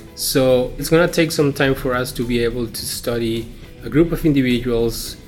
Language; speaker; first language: English; non-native, fluent; Spanish